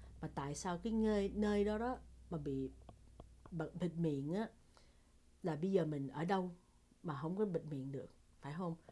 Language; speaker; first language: Vietnamese; early bilingual, heritage; Vietnamese